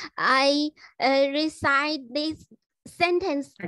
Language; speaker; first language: English; non-native, learner; Chinese